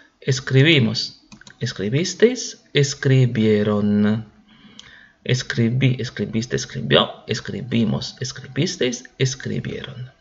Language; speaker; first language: Spanish; non-native, fluent; Italian